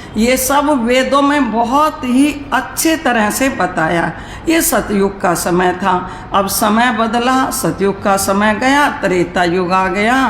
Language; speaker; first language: Hindi; native; Hindi